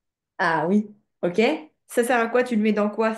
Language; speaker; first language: French; native; French